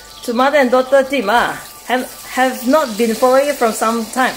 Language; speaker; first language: English; non-native, local second language; Chinese